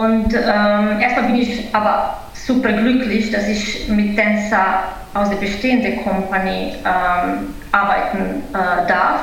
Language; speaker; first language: German; non-native, fluent; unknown